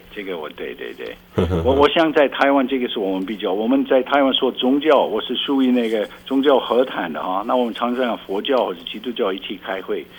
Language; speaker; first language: Chinese; non-native, fluent; Dutch